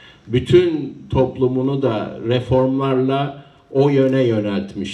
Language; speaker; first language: Turkish; native; Turkish